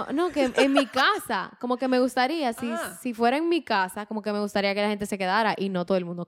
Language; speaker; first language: Spanish; native; Spanish